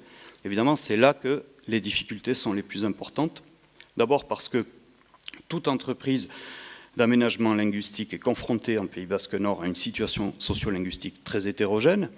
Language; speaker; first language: French; native; French